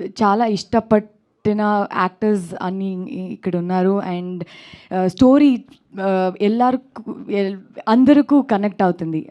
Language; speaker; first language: Telugu; non-native, learner; Kannada